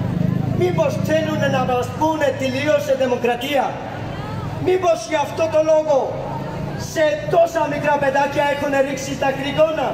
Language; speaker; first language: Greek; non-native, fluent; Urdu